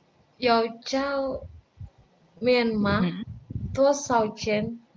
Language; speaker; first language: Chinese; non-native, learner; Indonesian